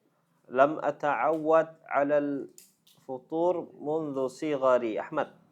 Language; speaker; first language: Arabic; non-native, fluent; Indonesian